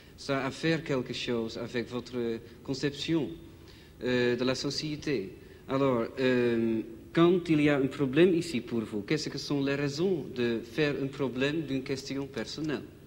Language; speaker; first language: French; non-native, learner; Dutch